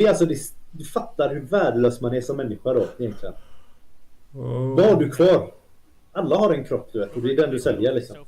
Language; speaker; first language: Swedish; native; Swedish